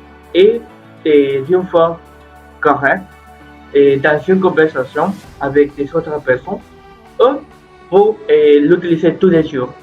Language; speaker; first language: French; non-native, learner; Spanish